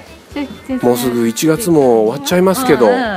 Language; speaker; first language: Japanese; native; Japanese